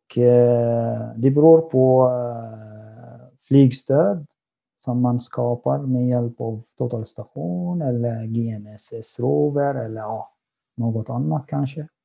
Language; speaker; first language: Swedish; non-native, fluent; Arabic